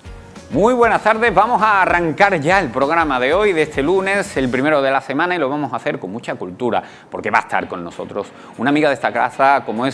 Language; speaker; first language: Spanish; native; Spanish